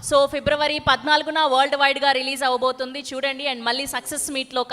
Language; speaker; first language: Telugu; native; Telugu